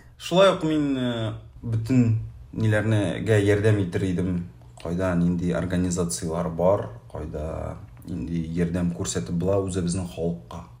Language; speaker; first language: Tatar; native; Tatar